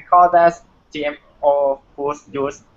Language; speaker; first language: English; non-native, learner; Thai